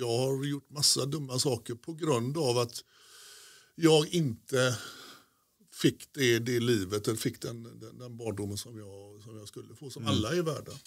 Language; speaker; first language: Swedish; native; Swedish